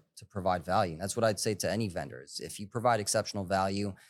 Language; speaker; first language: English; early bilingual, other home language; Hebrew